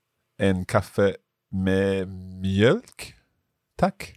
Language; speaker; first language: Swedish; non-native, learner; English